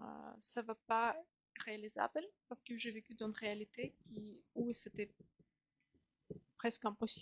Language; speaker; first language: French; non-native, fluent; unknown